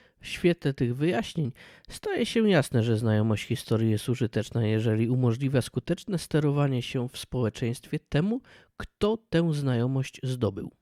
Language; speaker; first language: Polish; native; Polish